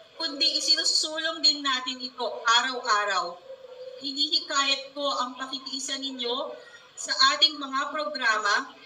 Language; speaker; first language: Filipino; non-native, local second language; Cebuano